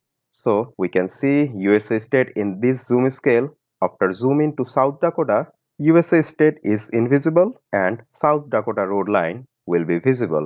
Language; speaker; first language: English; non-native, local second language; Bangla